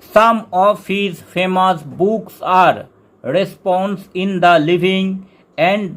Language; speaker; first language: English; non-native, local second language; Bangla